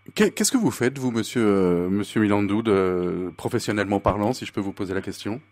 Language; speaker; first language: French; native; French